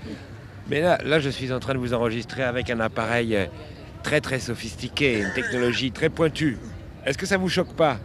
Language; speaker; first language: French; native; French